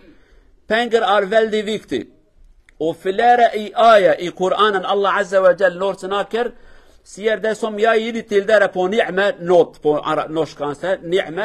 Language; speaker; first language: Norwegian; non-native, learner; Kurdish